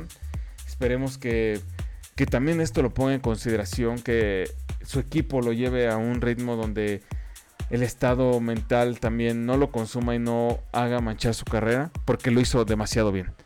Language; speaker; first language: Spanish; native; Spanish